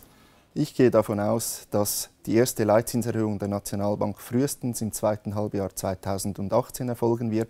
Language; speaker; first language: German; native; German